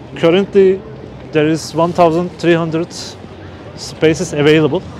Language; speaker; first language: English; non-native, fluent; Turkish